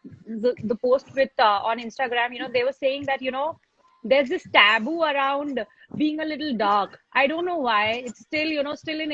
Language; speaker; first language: English; non-native, local second language; Hindi